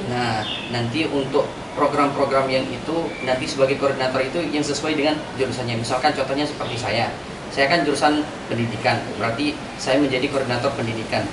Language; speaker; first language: Indonesian; non-native, local second language; Sasak